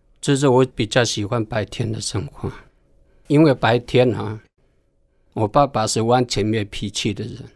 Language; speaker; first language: Chinese; non-native, local second language; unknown